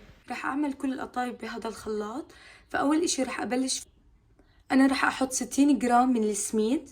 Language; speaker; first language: Arabic; native; Arabic